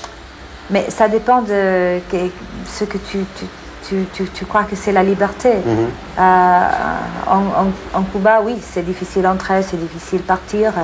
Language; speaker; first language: French; non-native, fluent; English